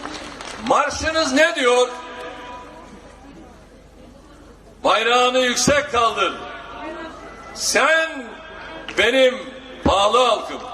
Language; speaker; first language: Turkish; native; Turkish